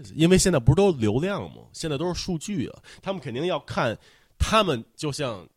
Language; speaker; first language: Chinese; early bilingual, heritage; Chinese